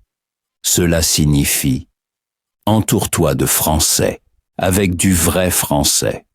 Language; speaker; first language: French; non-native, fluent; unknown